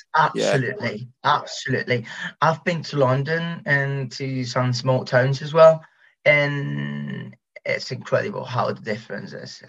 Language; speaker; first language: English; non-native, fluent; Spanish